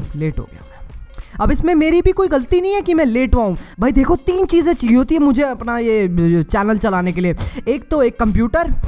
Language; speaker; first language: Hindi; native; Hindi